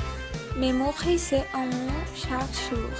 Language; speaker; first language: French; non-native, learner; Spanish